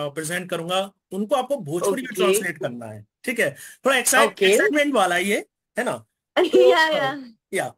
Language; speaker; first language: Hindi; native; Hindi